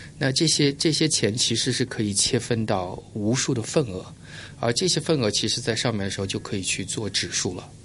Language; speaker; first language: Chinese; early bilingual, heritage; Chinese